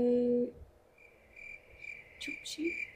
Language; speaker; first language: Korean; non-native, learner; Ukrainian